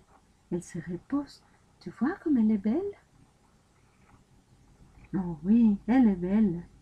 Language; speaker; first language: French; non-native, fluent; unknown